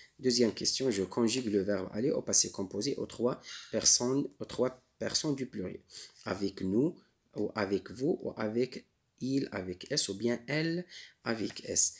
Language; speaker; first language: French; non-native, local second language; Arabic